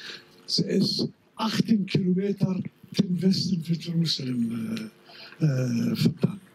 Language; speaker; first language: Dutch; non-native, fluent; Arabic